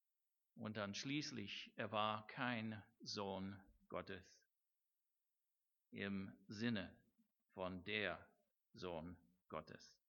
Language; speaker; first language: German; non-native, fluent; English